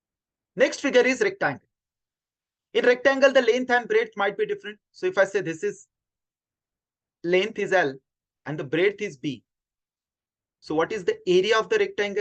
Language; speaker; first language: English; non-native, local second language; Hindi